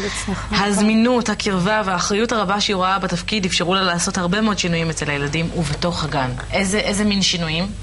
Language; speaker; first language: Hebrew; native; Hebrew